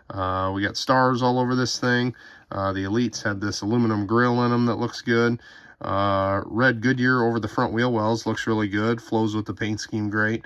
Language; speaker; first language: English; native; English